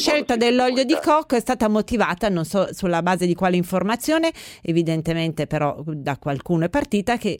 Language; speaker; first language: Italian; native; Italian